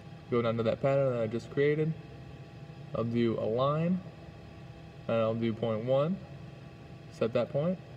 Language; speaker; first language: English; native; English